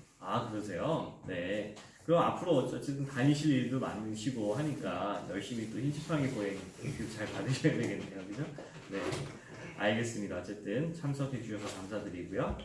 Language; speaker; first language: Korean; native; Korean